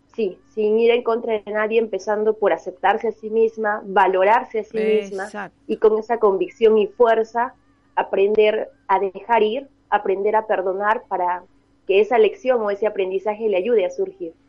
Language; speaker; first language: Spanish; native; Spanish